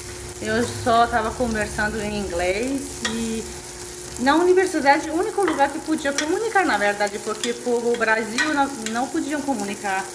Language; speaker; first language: Portuguese; non-native, fluent; Persian